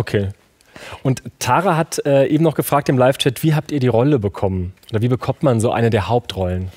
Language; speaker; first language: German; native; German